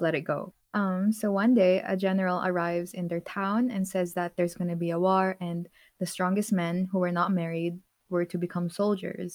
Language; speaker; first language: English; non-native, local second language; Filipino